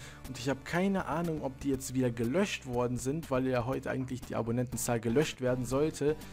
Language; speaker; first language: German; native; German